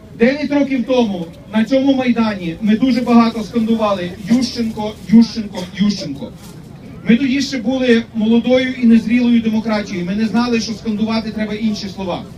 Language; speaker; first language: Ukrainian; native; Ukrainian